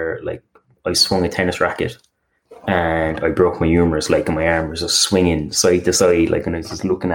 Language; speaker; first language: English; native; English